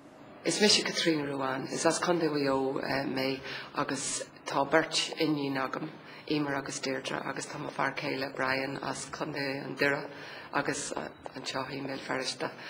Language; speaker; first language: Irish; non-native, local second language; English